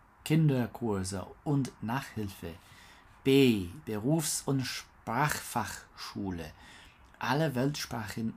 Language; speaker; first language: German; non-native, learner; English